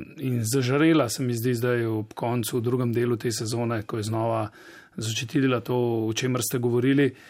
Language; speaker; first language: Slovenian; native; Slovenian